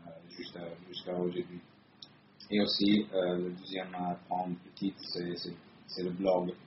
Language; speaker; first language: French; non-native, fluent; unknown